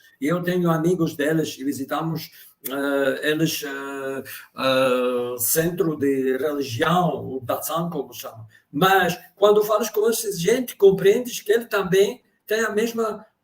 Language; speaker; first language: Portuguese; non-native, fluent; Russian